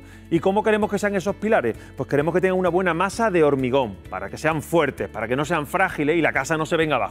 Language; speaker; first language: Spanish; native; Spanish